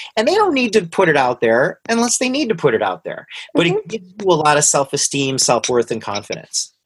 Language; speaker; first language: English; early bilingual, other home language; Hindi